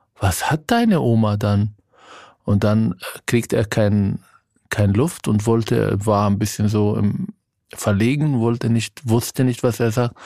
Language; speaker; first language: German; non-native, fluent; Arabic